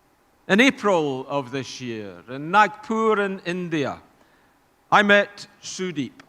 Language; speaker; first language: English; native; English